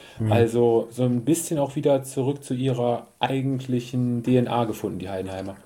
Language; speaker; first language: German; native; German